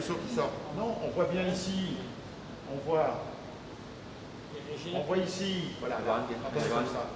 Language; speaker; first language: French; native; French